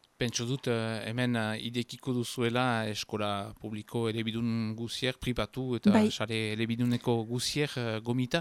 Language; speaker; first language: Basque; native; Basque